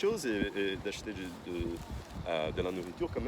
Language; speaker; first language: French; non-native, fluent; Portuguese